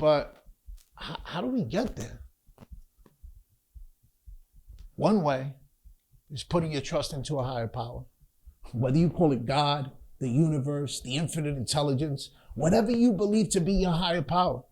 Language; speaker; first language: English; native; English